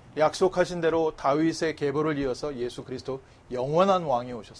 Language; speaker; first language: Korean; native; Korean